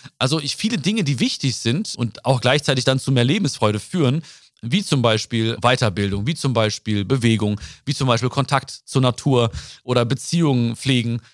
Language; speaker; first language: German; early bilingual, other home language; Malayalam